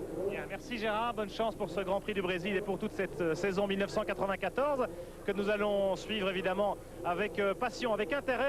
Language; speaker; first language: French; native; French